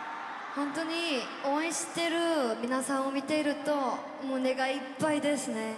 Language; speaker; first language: Japanese; non-native, fluent; Korean